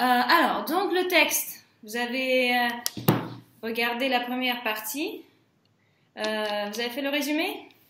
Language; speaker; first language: French; non-native, fluent; Russian